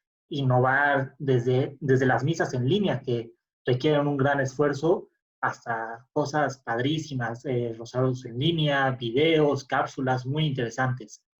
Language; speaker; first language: Spanish; native; Spanish